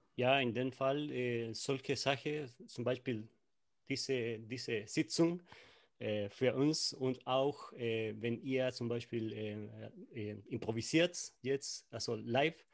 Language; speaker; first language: German; non-native, learner; Spanish